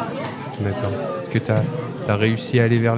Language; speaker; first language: French; native; French